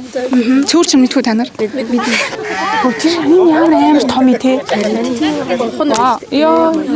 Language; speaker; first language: Mongolian; native; Mongolian